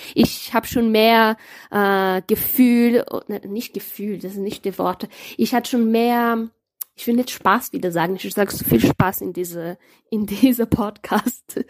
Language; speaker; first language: German; non-native, learner; Portuguese